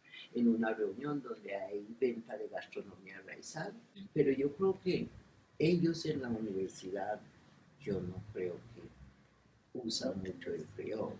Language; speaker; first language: Spanish; non-native, local second language; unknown